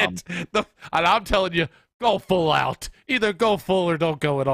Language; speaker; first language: English; native; English